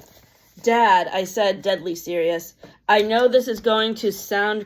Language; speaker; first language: English; native; English